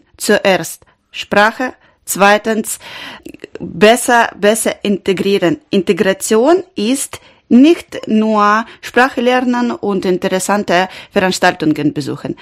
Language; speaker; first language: German; non-native, learner; Ukrainian